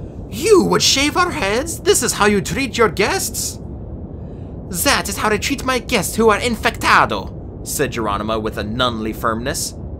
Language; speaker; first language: English; native; English